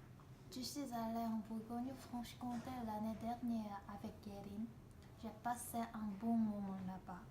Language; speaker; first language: French; non-native, learner; Korean